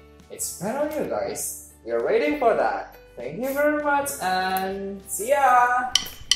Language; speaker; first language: English; non-native, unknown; Javanese